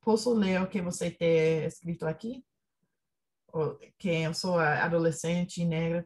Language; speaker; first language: Portuguese; non-native, learner; English